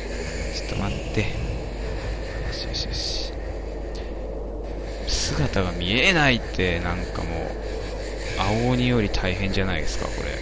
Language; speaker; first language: Japanese; native; Japanese